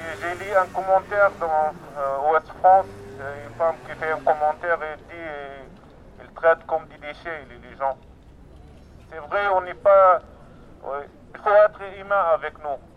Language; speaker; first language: French; non-native, learner; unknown